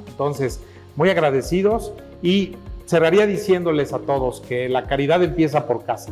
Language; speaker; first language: Spanish; native; Spanish